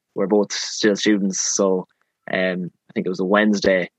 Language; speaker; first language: English; native; English